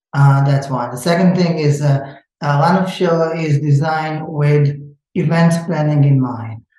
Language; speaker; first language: English; non-native, fluent; Hebrew